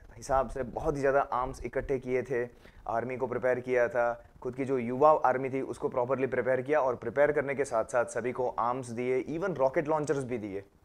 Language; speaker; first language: Hindi; non-native, local second language; Gujarati